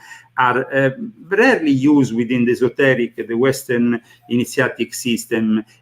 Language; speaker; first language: English; non-native, fluent; Italian